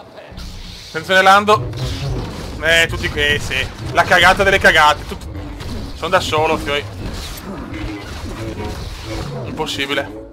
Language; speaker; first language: Italian; native; Italian